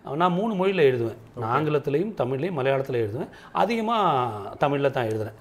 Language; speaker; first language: Tamil; non-native, local second language; Malayalam